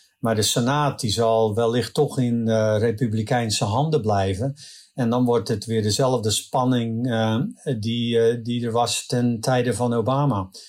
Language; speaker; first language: Dutch; native; Dutch